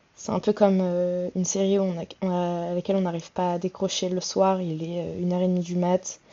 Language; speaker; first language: French; native; French